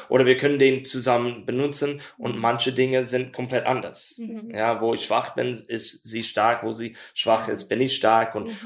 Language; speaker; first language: German; non-native, learner; English